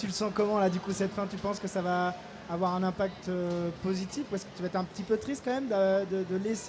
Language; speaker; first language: French; native; French